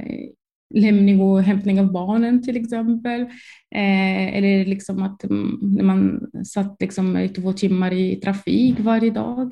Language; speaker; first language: Swedish; non-native, fluent; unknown